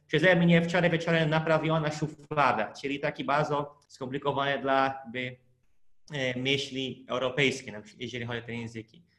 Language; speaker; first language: Polish; non-native, fluent; Portuguese